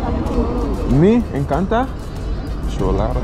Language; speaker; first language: Spanish; non-native, learner; English